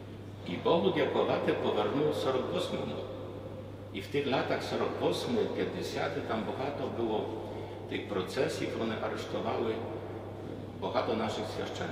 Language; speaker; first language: Ukrainian; non-native, fluent; Polish